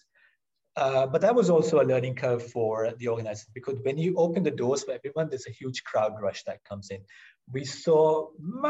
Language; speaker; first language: English; non-native, local second language; Urdu